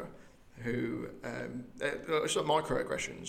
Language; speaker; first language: English; native; English